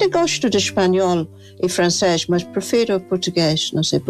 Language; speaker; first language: Portuguese; non-native, fluent; English